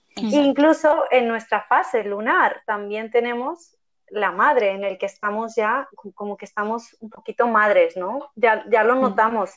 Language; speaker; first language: Spanish; non-native, fluent; Armenian